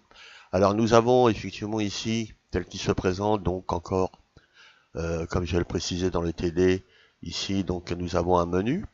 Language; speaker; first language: French; native; French